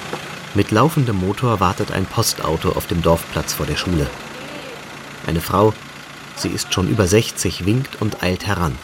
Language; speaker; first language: German; native; German